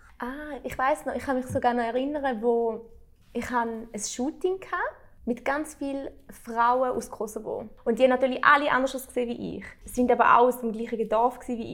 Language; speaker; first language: German; early bilingual, other home language; Albanian